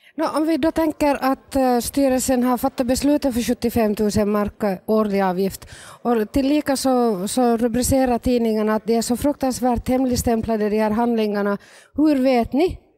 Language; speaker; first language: Swedish; native; Swedish